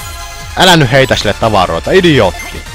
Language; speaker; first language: Finnish; native; Finnish